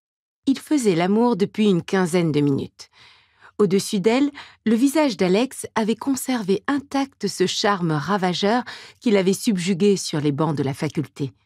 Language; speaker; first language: French; native; French